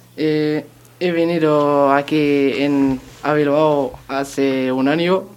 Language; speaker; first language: Spanish; non-native, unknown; Berber languages